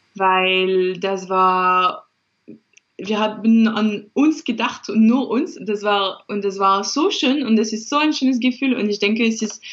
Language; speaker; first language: German; non-native, fluent; French